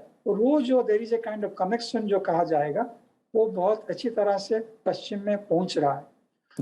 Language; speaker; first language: Hindi; non-native, fluent; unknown